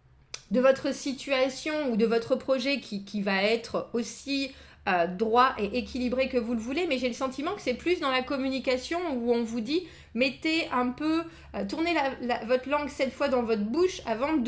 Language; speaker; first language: French; native; French